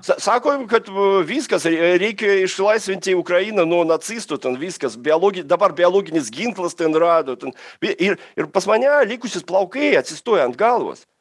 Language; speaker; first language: Lithuanian; non-native, fluent; Russian